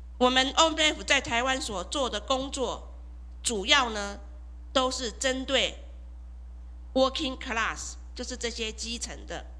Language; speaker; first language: Chinese; native; Chinese